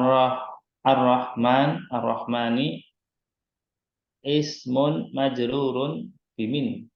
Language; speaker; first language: Arabic; non-native, fluent; Indonesian